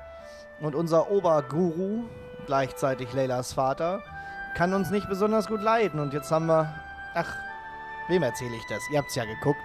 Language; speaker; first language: German; native; German